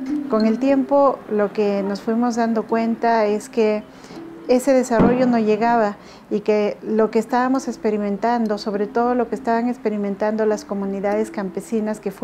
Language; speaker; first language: Spanish; native; Spanish